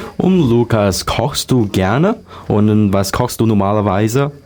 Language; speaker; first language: German; non-native, learner; Chinese